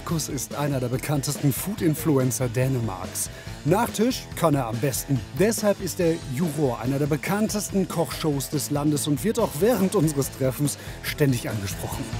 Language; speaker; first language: German; native; German